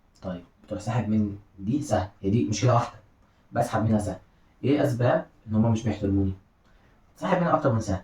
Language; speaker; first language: Arabic; native; Arabic